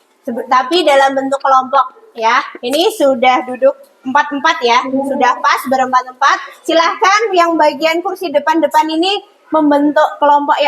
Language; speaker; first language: Indonesian; native; Indonesian